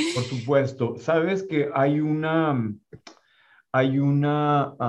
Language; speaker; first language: Spanish; native; Spanish